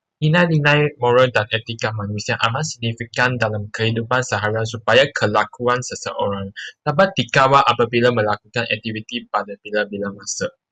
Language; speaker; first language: Malay; non-native, local second language; Chinese